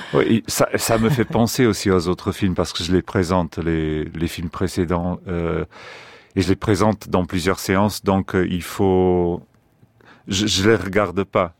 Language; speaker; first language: French; non-native, fluent; Portuguese